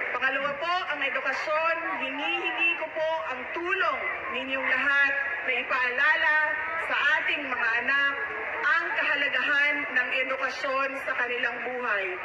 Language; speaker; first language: Filipino; non-native, local second language; Cebuano